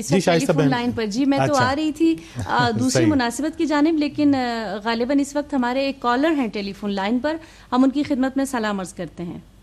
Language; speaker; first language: Urdu; native; Urdu